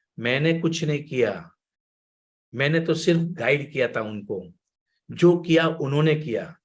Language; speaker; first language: Hindi; non-native, local second language; Gujarati